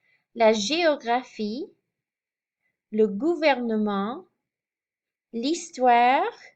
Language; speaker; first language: French; non-native, fluent; English